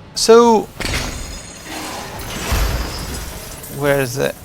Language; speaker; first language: English; non-native, fluent; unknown